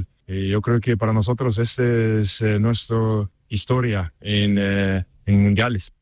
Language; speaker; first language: Spanish; non-native, learner; German